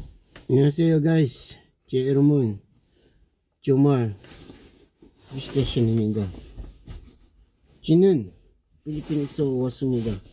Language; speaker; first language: Korean; non-native, learner; Filipino